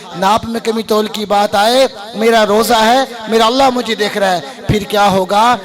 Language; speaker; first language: Urdu; non-native, local second language; Punjabi